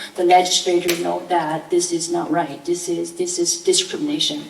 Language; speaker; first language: English; non-native, fluent; Chinese